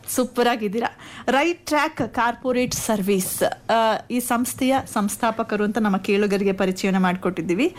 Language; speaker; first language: Kannada; native; Kannada